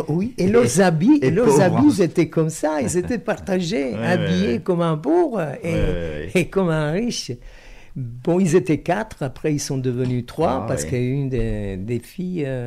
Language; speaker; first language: French; non-native, fluent; Italian